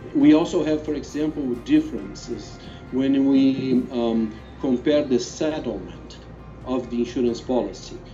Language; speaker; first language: English; non-native, fluent; Portuguese